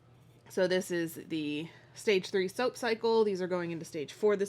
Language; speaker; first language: English; native; English